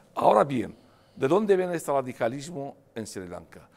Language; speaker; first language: Spanish; non-native, fluent; Arabic